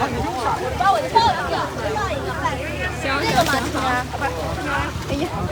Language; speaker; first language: Chinese; native; Chinese